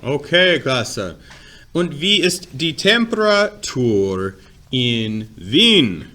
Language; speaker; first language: German; non-native, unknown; English